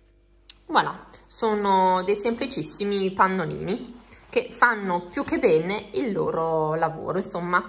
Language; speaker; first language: Italian; native; Italian